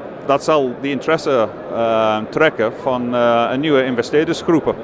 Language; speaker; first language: Dutch; non-native, fluent; English